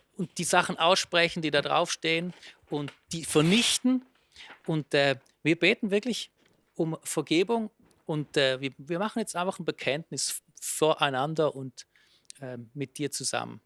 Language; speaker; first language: German; native; German